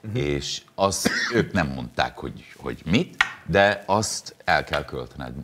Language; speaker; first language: Hungarian; non-native, fluent; English